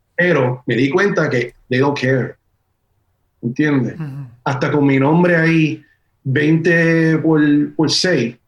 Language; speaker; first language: Spanish; early bilingual, heritage; Spanish